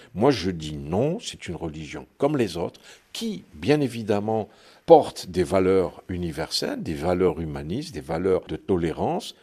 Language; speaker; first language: French; non-native, local second language; Arabic